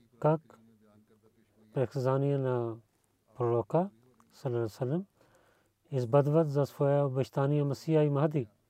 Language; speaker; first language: Bulgarian; non-native, learner; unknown